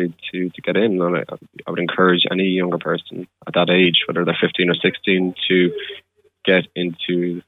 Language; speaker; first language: English; native; English